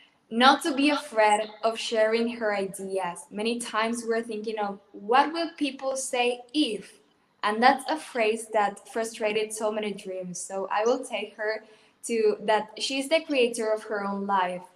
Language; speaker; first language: English; non-native, fluent; Spanish